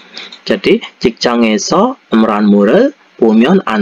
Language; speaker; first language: Korean; non-native, learner; Indonesian